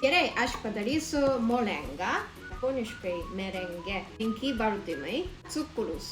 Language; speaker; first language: Lithuanian; non-native, learner; Japanese